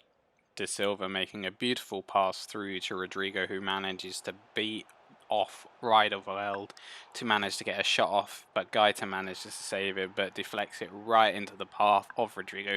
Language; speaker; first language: English; native; English